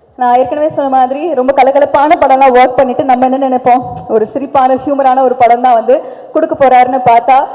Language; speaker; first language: Tamil; native; Tamil